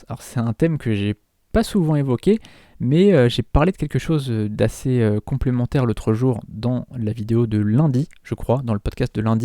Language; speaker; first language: French; native; French